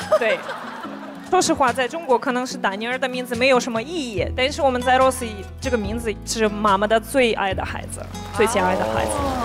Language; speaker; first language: Chinese; non-native, fluent; Russian